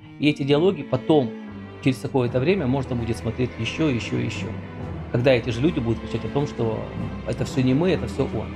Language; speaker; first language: Russian; native; Russian